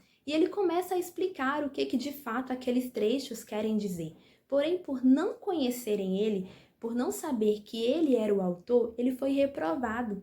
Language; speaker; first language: Portuguese; native; Portuguese